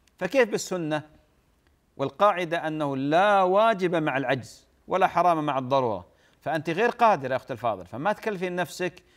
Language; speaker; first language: Arabic; native; Arabic